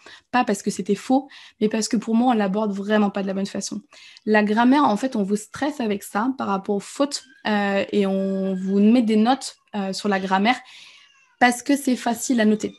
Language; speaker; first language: French; native; French